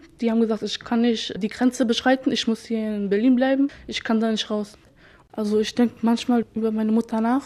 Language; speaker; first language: German; early bilingual, other home language; Bosnian